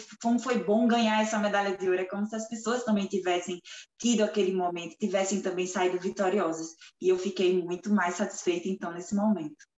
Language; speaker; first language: Portuguese; native; Portuguese